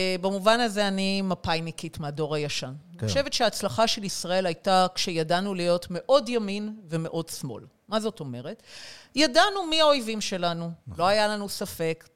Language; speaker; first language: Hebrew; native; Hebrew